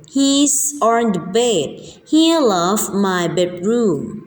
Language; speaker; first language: English; non-native, fluent; Thai